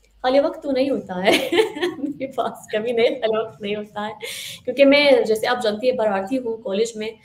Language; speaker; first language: Hindi; non-native, fluent; Arabic